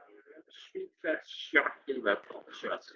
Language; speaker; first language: French; native; French